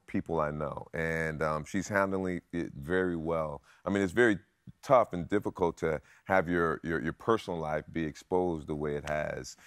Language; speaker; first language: English; native; English